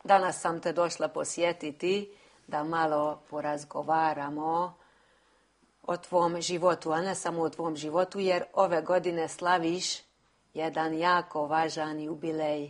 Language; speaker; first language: Serbian; early bilingual, heritage; Croatian